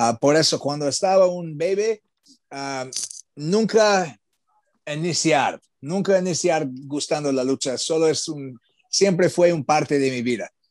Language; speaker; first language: Spanish; non-native, learner; English